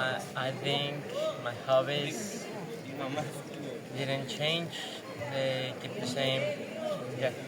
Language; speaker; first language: English; non-native, learner; Spanish